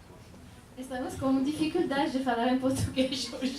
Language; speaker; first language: Portuguese; non-native, fluent; French